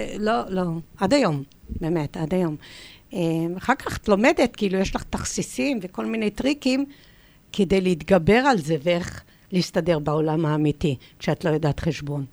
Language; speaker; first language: Hebrew; early bilingual, other home language; English